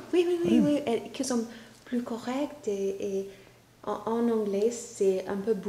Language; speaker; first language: French; non-native, fluent; English